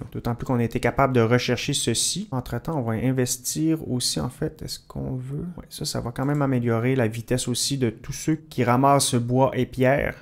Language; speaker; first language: French; native; French